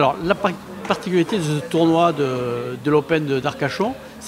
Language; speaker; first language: French; native; French